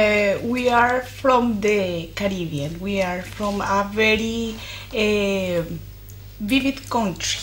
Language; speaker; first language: English; non-native, fluent; Spanish